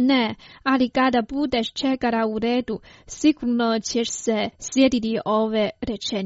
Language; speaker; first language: Croatian; non-native, fluent; Chinese